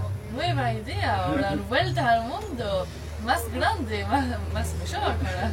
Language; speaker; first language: Spanish; non-native, learner; French